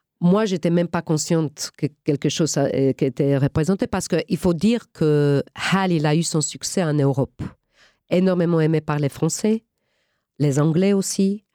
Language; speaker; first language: French; non-native, fluent; Romanian